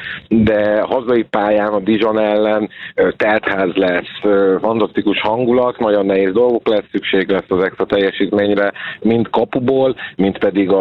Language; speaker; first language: Hungarian; native; Hungarian